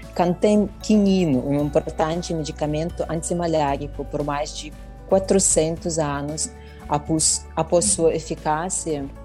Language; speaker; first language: Portuguese; non-native, fluent; Russian